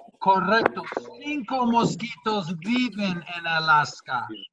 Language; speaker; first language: Spanish; non-native, fluent; English